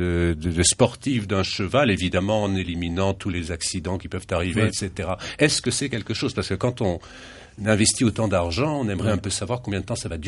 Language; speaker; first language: French; native; French